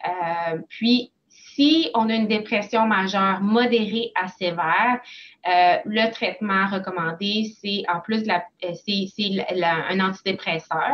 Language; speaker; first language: French; native; French